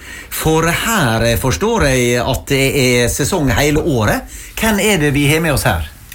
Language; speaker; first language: Norwegian; native; Norwegian